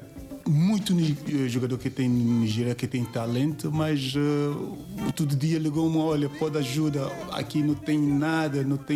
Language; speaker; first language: Portuguese; non-native, learner; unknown